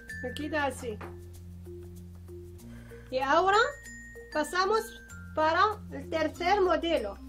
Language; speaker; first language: Spanish; non-native, fluent; Arabic